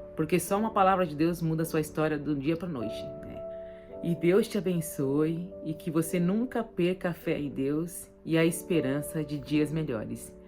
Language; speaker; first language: Portuguese; native; Portuguese